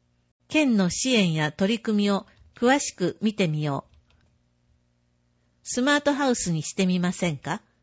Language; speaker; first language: Japanese; native; Japanese